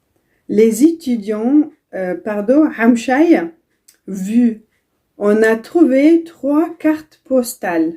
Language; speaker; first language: French; non-native, fluent; Tigrinya